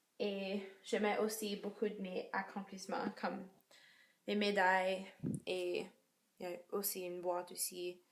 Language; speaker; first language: French; non-native, local second language; English